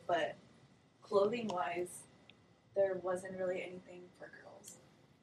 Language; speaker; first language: English; native; English